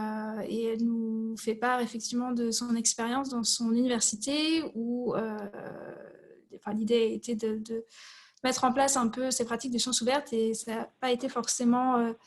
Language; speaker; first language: French; native; French